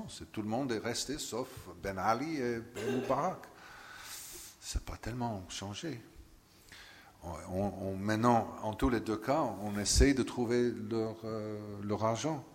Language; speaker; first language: French; non-native, fluent; English